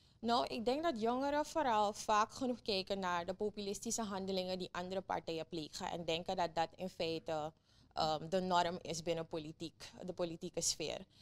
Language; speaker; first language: Dutch; native; Dutch